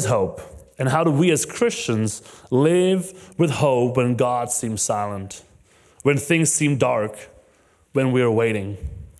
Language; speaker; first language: English; non-native, fluent; German